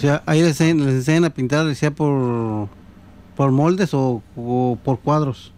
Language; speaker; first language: Spanish; native; Spanish